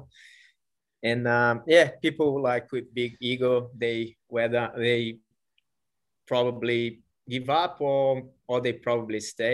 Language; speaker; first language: English; non-native, fluent; Portuguese